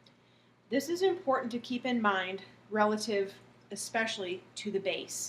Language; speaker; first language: English; native; English